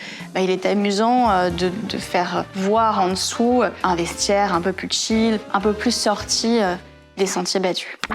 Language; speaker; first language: French; native; French